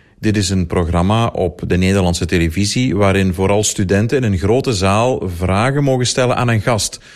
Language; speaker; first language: Dutch; native; Dutch